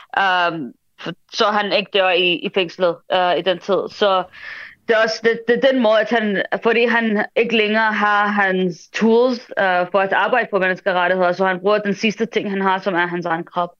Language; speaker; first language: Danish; early bilingual, other home language; Arabic